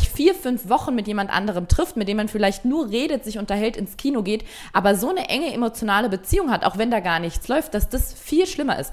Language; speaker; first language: German; native; German